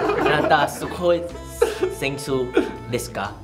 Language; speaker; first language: Japanese; non-native, learner; Thai